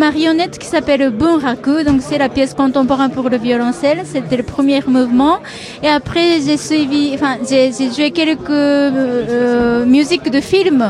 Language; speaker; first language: French; non-native, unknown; Japanese